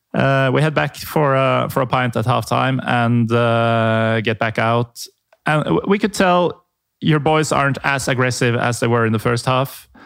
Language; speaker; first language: English; non-native, fluent; Norwegian